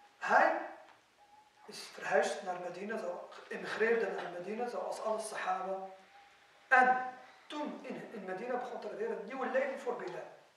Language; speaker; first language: Dutch; non-native, fluent; Arabic